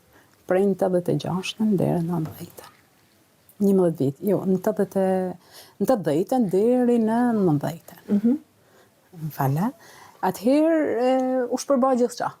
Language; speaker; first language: Albanian; native; Albanian